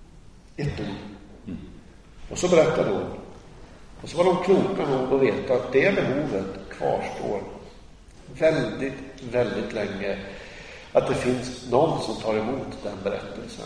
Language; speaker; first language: Swedish; native; Swedish